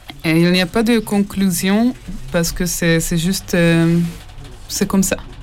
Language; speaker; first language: French; non-native, learner; Hungarian